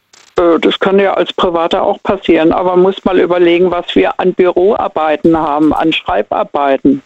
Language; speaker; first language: German; native; German